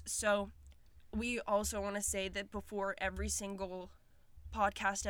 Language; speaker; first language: English; native; English